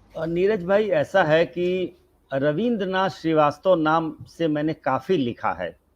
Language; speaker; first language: Hindi; non-native, local second language; Bhojpuri